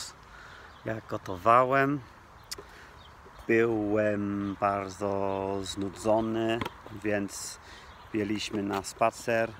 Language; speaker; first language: Polish; non-native, learner; English